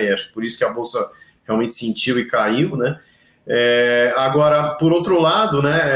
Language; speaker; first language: Portuguese; native; Portuguese